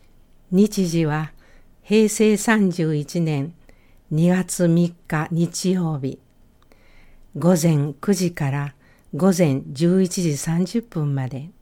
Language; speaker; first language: Japanese; native; Japanese